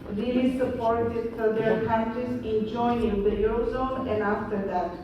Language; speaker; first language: English; non-native, fluent; Bulgarian